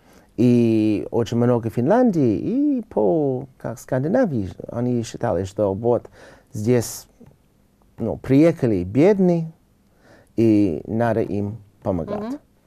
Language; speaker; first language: Russian; non-native, learner; English